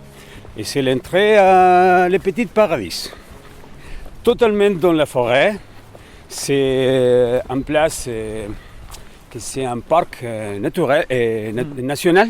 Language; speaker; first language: French; non-native, fluent; Spanish